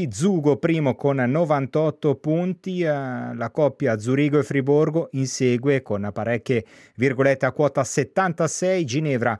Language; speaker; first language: Italian; native; Italian